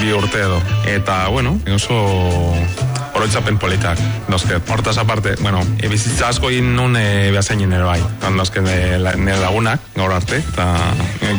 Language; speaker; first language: Basque; non-native, fluent; Spanish